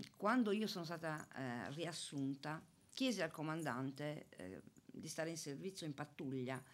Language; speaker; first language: Italian; native; Italian